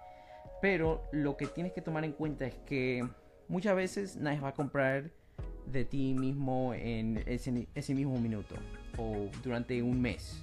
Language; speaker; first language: Spanish; early bilingual, heritage; Spanish